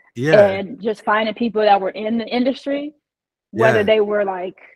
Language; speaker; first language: English; native; English